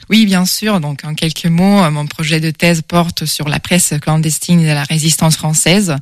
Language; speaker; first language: French; non-native, fluent; Italian